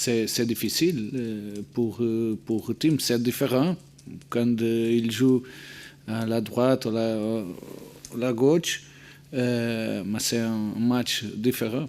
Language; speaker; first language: French; non-native, learner; Portuguese